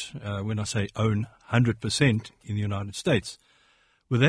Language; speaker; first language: English; native; English